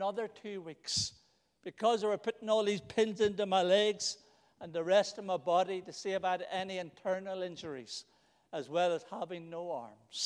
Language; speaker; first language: English; native; English